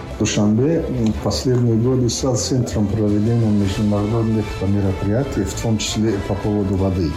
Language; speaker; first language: Russian; non-native, local second language; Tajik